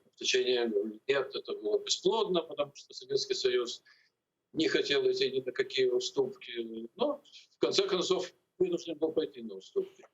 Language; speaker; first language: Russian; native; Russian